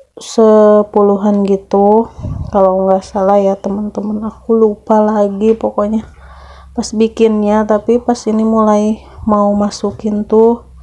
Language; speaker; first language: Indonesian; non-native, local second language; Sundanese